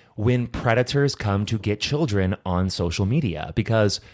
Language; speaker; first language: English; native; English